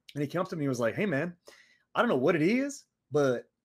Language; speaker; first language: English; early bilingual, other home language; Arabic